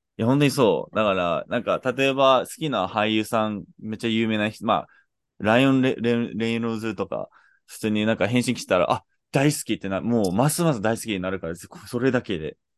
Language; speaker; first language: Japanese; non-native, fluent; English